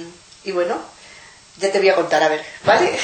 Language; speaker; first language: Spanish; native; Spanish